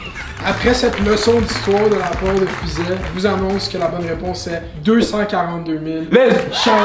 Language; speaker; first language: French; native; French